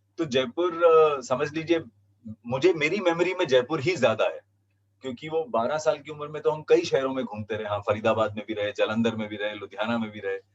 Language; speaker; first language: Hindi; non-native, local second language; Punjabi